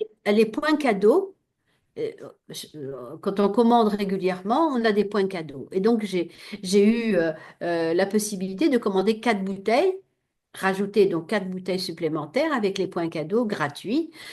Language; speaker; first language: French; native; French